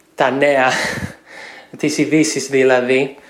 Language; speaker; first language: Greek; non-native, learner; English